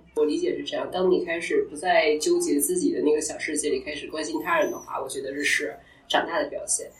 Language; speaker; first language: Chinese; native; Chinese